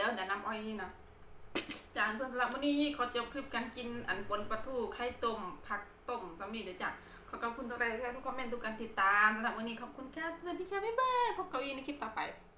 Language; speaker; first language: Thai; non-native, local second language; Khmer